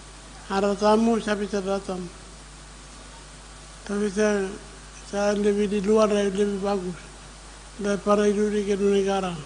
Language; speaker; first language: Indonesian; non-native, local second language; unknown